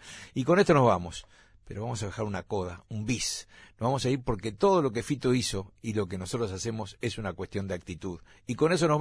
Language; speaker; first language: Spanish; native; Spanish